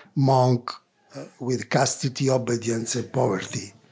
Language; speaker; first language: English; non-native, learner; Italian